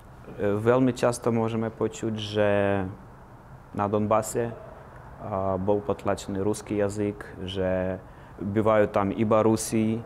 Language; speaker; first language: Slovak; non-native, fluent; Ukrainian